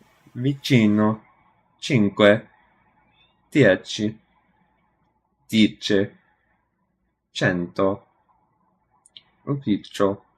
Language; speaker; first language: Italian; non-native, learner; English